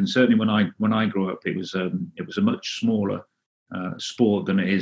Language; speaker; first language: English; non-native, local second language; Welsh